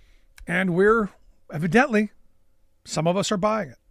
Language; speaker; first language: English; native; English